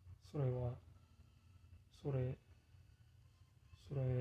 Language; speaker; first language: Japanese; non-native, learner; English